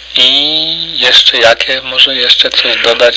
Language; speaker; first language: Polish; native; Polish